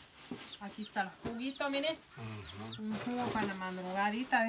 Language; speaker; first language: Spanish; native; Spanish